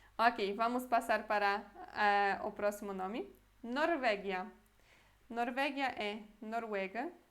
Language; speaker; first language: Portuguese; native; Portuguese